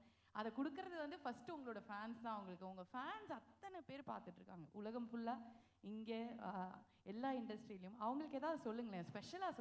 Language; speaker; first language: Tamil; native; Tamil